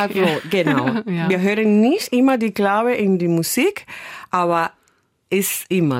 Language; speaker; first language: German; non-native, learner; Spanish